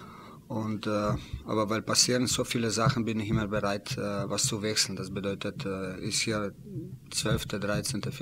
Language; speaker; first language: German; non-native, learner; Slovenian